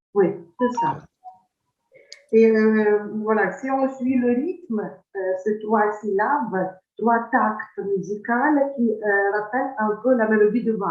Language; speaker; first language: French; non-native, fluent; Ukrainian